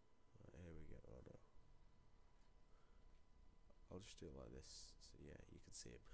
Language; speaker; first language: English; native; English